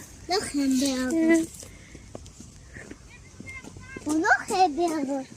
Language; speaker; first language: German; early bilingual, other home language; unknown